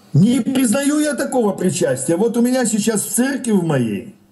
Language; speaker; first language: Russian; native; Russian